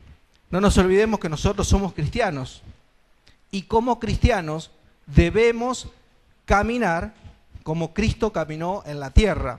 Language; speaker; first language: Spanish; native; Spanish